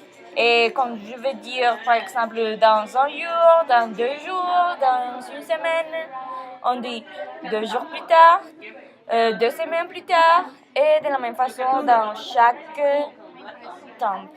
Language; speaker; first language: French; non-native, learner; Spanish